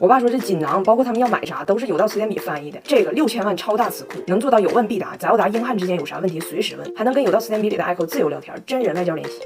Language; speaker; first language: Chinese; native; Chinese